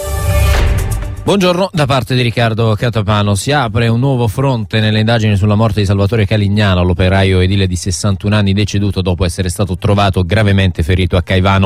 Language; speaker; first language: Italian; native; Italian